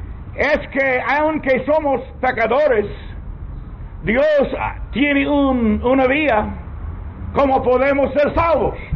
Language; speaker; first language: Spanish; non-native, learner; English